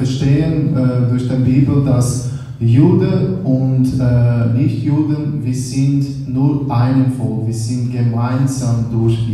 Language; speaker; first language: German; non-native, learner; Portuguese